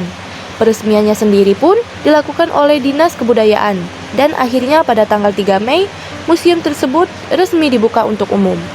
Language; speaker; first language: Indonesian; native; Indonesian